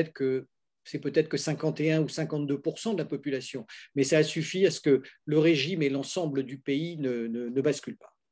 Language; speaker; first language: French; native; French